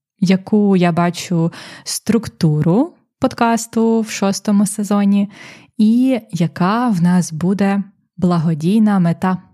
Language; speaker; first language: Ukrainian; native; Ukrainian